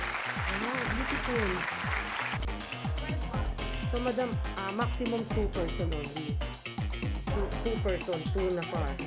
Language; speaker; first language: English; non-native, local second language; Filipino